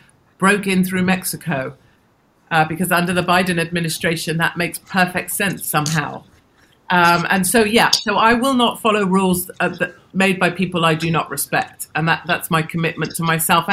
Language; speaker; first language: English; native; English